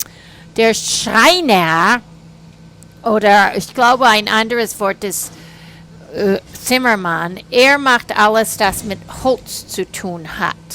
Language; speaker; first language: German; non-native, fluent; English